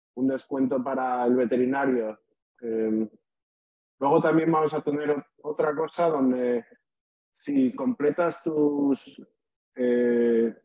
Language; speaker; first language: Spanish; native; Spanish